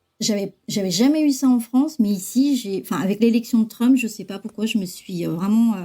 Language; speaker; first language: French; early bilingual, other home language; Chinese